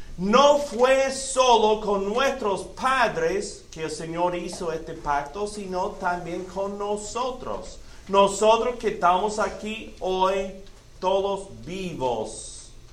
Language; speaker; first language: Spanish; non-native, fluent; English